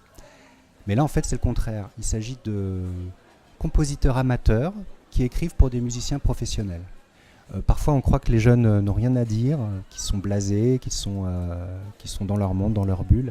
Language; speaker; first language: French; native; French